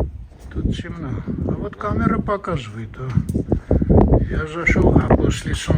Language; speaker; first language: Russian; non-native, local second language; Armenian